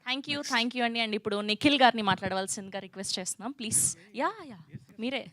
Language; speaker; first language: Telugu; native; Telugu